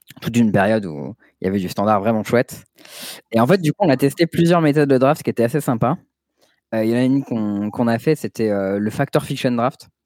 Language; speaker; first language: French; native; French